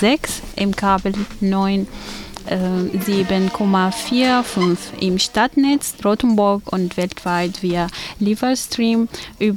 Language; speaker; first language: German; non-native, learner; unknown